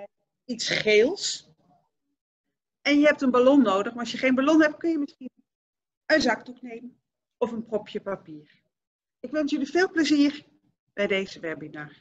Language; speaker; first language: Dutch; native; Dutch